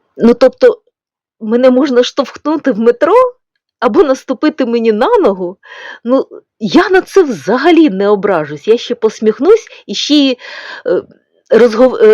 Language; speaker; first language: Ukrainian; non-native, local second language; Russian